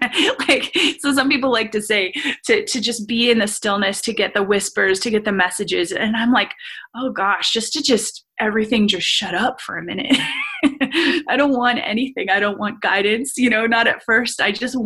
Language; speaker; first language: English; native; English